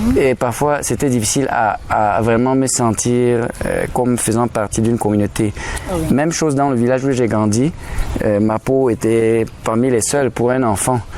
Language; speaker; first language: French; non-native, local second language; German